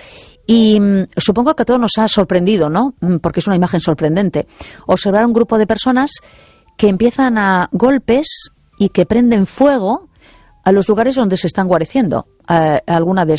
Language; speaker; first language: Spanish; native; Spanish